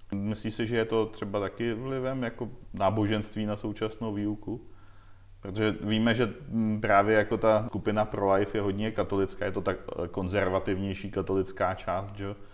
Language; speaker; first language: Czech; native; Czech